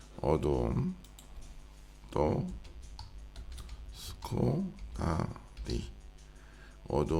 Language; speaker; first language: Greek; non-native, learner; Korean